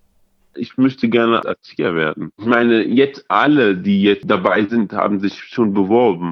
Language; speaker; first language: German; early bilingual, other home language; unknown